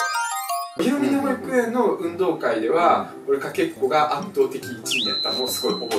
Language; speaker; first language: Japanese; early bilingual, other home language; Russian